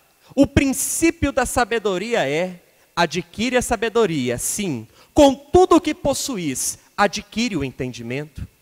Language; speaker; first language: Portuguese; native; Portuguese